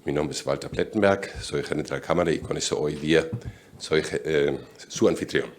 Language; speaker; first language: Spanish; non-native, fluent; German